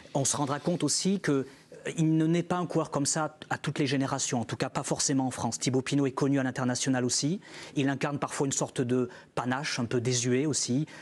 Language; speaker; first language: French; native; French